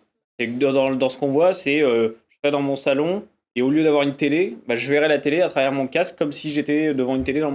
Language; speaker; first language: French; native; French